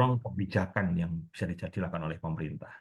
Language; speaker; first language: Indonesian; native; Indonesian